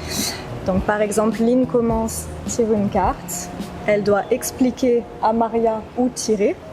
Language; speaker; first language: French; native; French